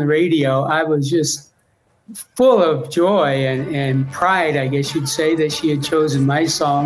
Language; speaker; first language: English; native; English